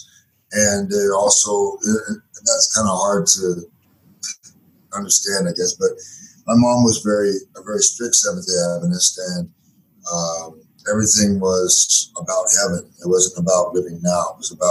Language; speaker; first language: English; native; English